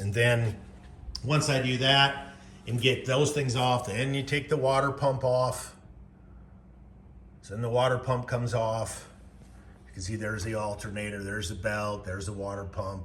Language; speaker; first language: English; native; English